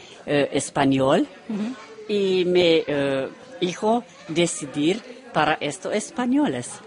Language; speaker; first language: Spanish; non-native, learner; Romanian